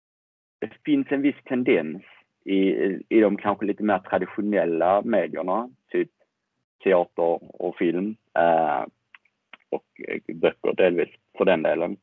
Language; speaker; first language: Swedish; native; Swedish